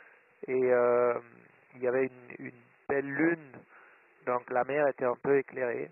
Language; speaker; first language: French; non-native, fluent; German